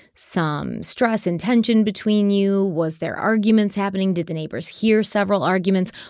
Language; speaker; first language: English; native; English